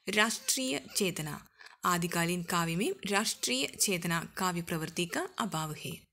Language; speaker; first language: Hindi; non-native, local second language; Malayalam